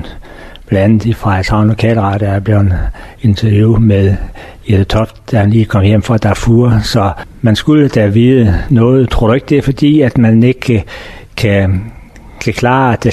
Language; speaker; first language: Danish; native; Danish